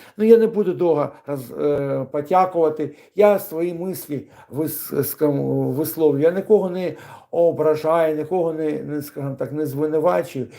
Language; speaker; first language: Ukrainian; non-native, local second language; Russian